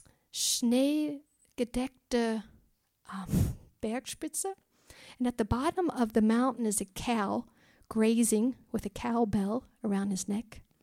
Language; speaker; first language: English; native; English